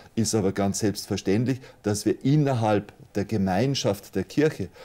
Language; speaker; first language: German; native; German